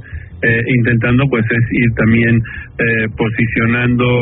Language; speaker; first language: Spanish; native; Spanish